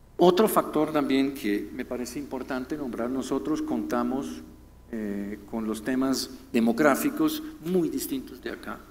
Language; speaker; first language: Spanish; non-native, fluent; German